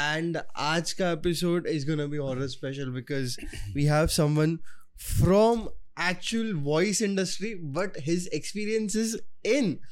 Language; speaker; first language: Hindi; non-native, local second language; Marathi